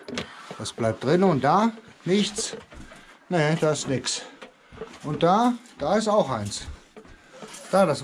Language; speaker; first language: German; native; German